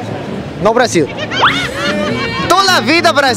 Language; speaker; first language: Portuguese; non-native, learner; Spanish